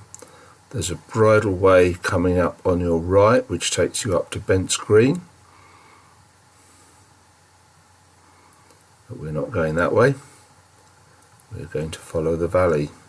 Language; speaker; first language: English; native; English